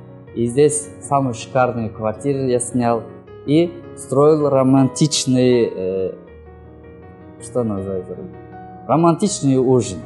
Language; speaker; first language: Russian; non-native, learner; Kyrgyz